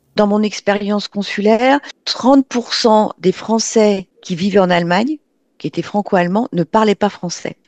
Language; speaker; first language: French; native; French